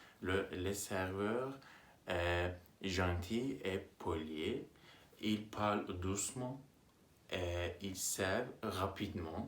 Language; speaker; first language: French; non-native, learner; Turkish